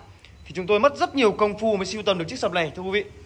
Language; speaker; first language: Vietnamese; native; Vietnamese